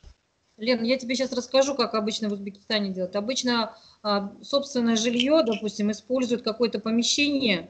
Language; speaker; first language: Russian; native; Russian